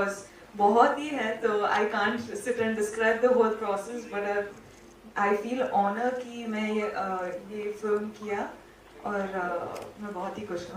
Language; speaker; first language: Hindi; non-native, local second language; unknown